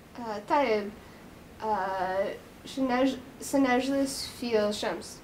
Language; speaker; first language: Arabic; non-native, learner; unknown